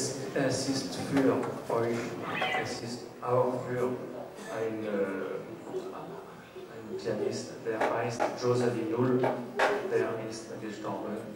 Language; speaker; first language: German; non-native, learner; French